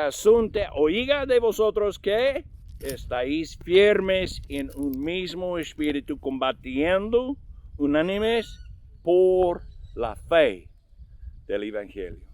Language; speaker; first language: Spanish; non-native, learner; English